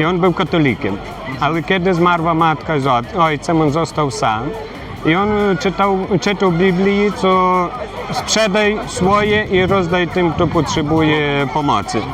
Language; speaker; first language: Polish; non-native, learner; Ukrainian